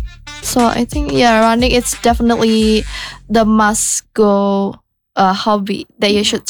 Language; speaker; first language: English; non-native, learner; Indonesian